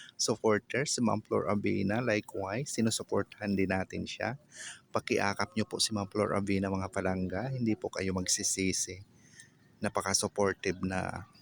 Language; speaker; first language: Filipino; non-native, local second language; Waray